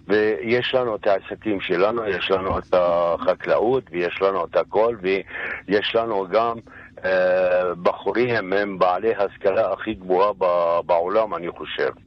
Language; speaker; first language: Hebrew; non-native, local second language; Arabic